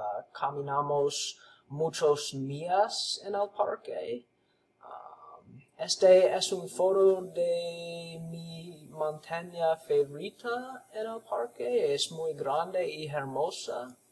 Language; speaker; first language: Spanish; non-native, learner; English